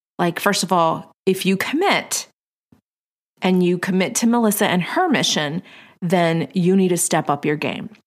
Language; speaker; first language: English; early bilingual, other home language; Spanish